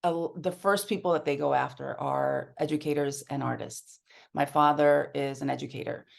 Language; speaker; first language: English; early bilingual, other home language; Spanish